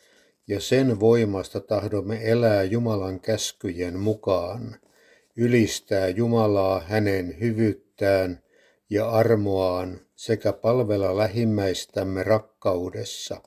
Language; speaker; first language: Finnish; native; Finnish